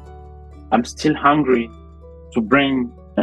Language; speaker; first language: English; non-native, learner; Rundi